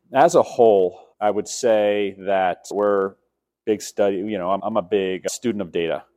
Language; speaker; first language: English; native; English